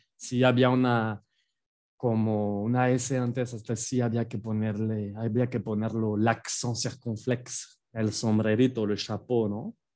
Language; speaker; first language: Spanish; non-native, fluent; French